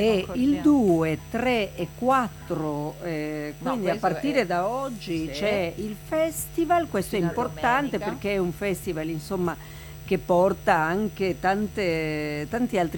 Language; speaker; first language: Italian; native; Italian